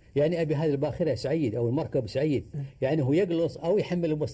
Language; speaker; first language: Arabic; native; Arabic